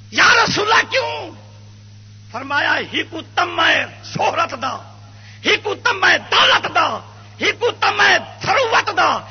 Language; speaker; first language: Urdu; native; Urdu